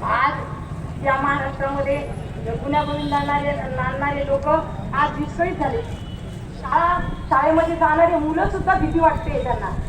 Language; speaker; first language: Marathi; native; Marathi